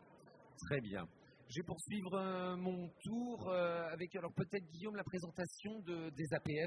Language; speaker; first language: French; native; French